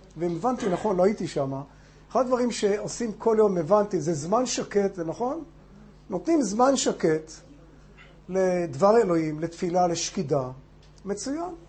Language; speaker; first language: Hebrew; non-native, fluent; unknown